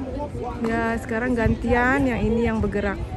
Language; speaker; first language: Indonesian; native; Indonesian